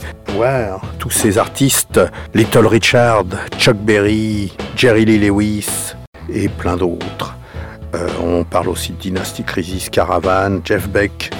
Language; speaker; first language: French; native; French